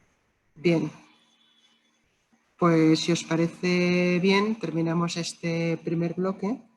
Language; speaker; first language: Spanish; native; Spanish